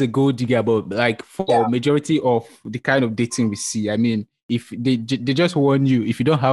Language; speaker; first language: English; non-native, local second language; Yoruba